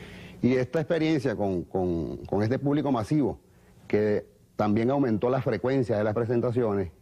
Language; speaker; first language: Spanish; native; Spanish